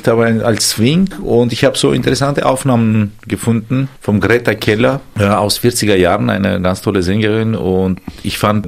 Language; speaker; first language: German; non-native, fluent; Armenian